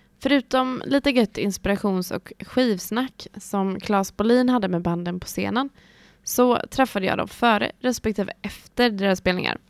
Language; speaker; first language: Swedish; native; Swedish